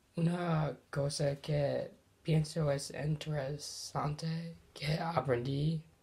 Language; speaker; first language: Spanish; non-native, learner; English